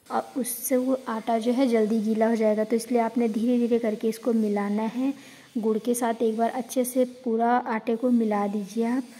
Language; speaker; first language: Hindi; native; Hindi